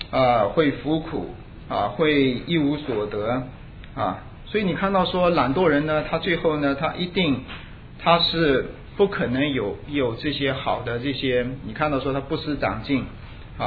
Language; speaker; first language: Chinese; native; Chinese